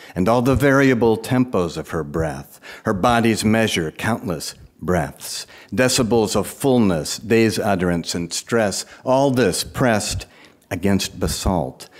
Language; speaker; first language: English; native; English